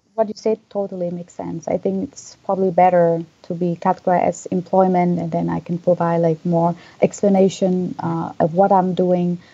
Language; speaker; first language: English; non-native, fluent; Vietnamese